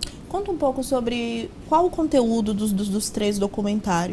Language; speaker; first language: Portuguese; native; Portuguese